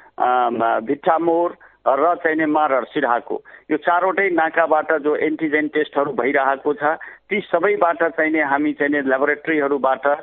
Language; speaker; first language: Nepali; non-native, local second language; Maithili